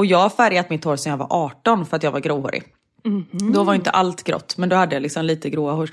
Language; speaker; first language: Swedish; native; Swedish